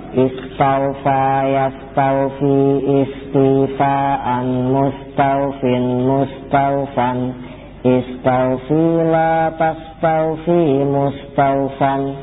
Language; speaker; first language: Arabic; non-native, fluent; Indonesian